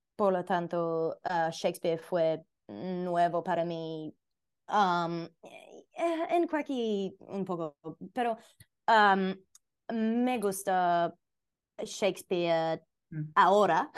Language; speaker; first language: Spanish; non-native, learner; English